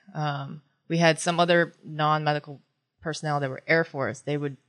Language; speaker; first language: English; early bilingual, other home language; Filipino